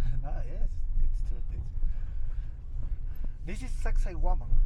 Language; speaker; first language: English; non-native, learner; Spanish